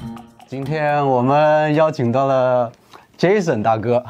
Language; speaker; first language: Chinese; native; Chinese